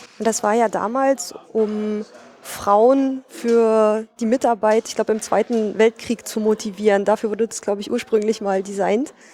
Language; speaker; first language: German; native; German